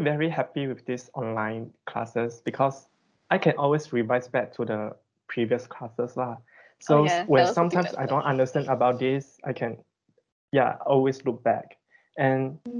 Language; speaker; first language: English; non-native, local second language; Chinese